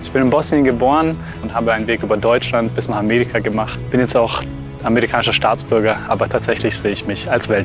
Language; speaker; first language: German; early bilingual, other home language; Serbian